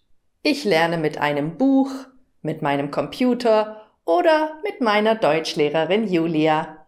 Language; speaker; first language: German; native; German